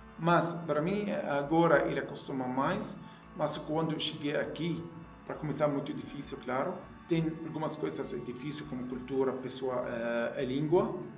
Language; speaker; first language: Portuguese; non-native, learner; Arabic